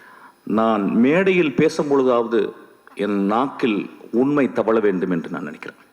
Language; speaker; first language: Tamil; native; Tamil